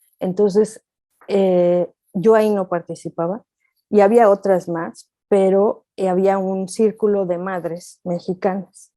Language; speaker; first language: Spanish; native; Spanish